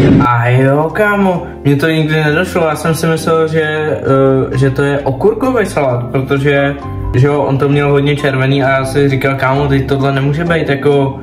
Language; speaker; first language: Czech; native; Czech